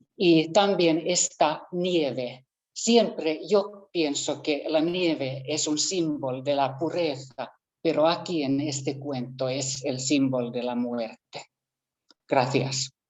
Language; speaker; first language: Spanish; non-native, fluent; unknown